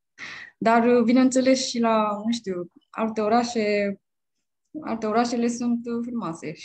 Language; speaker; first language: Romanian; non-native, fluent; Japanese